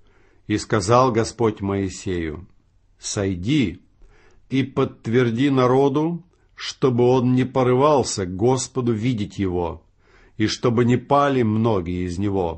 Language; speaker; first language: Russian; native; Russian